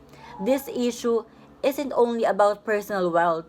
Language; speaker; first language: English; non-native, local second language; Filipino